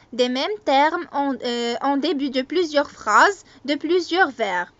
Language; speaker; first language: French; non-native, local second language; Arabic